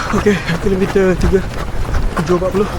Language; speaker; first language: English; non-native, local second language; Malay